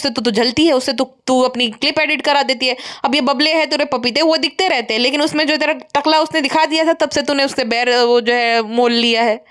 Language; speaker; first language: Hindi; non-native, local second language; Gujarati